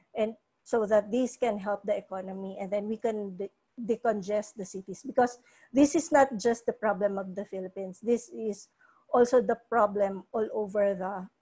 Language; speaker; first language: English; non-native, local second language; Cebuano